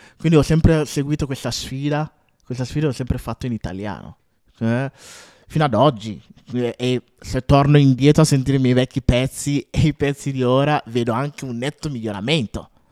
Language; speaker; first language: Italian; early bilingual, other home language; Akan